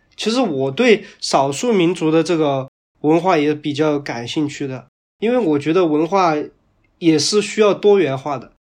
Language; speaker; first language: Chinese; native; Chinese